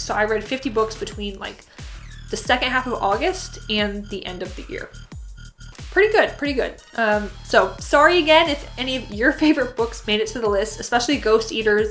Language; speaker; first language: English; native; English